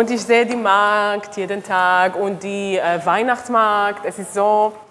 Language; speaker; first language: German; non-native, learner; Hebrew